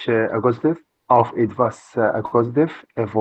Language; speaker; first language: German; non-native, learner; Arabic